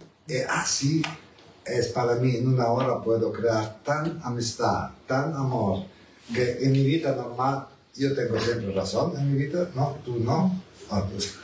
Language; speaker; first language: Spanish; non-native, learner; Italian